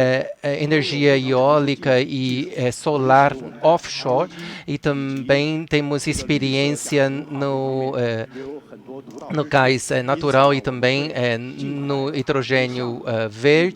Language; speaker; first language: Portuguese; non-native, fluent; Chinese